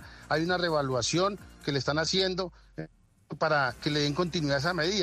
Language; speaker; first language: Spanish; native; Spanish